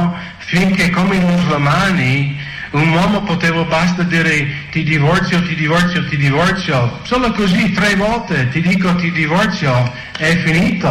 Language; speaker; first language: Italian; non-native, fluent; English